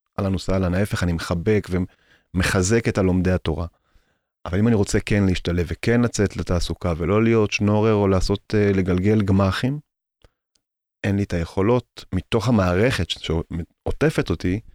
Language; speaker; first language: Hebrew; native; Hebrew